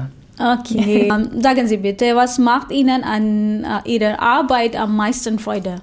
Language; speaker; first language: German; non-native, fluent; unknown